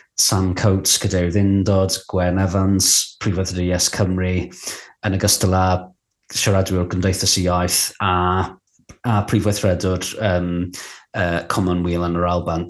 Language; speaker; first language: Welsh; non-native, local second language; English